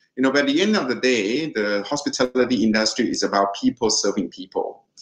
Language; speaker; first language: English; non-native, fluent; Thai